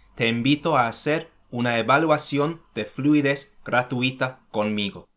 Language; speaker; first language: Spanish; non-native, fluent; English